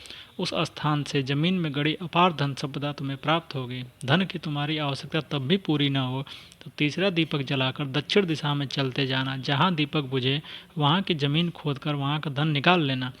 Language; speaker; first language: Hindi; native; Hindi